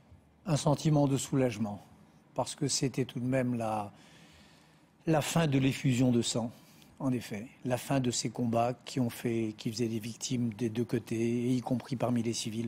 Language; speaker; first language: French; native; French